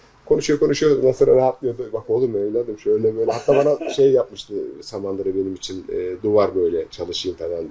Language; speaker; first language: Turkish; native; Turkish